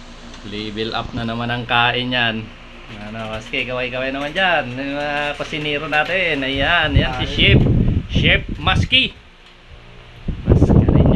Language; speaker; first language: Filipino; non-native, local second language; Hiligaynon